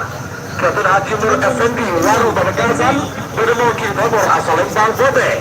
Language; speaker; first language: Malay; non-native, local second language; Madurese